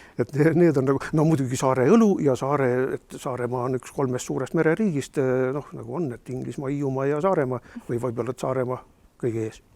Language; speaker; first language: Estonian; native; Estonian